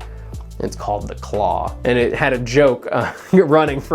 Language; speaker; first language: English; native; English